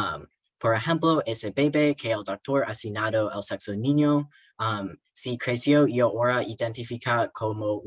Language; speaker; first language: Spanish; non-native, learner; English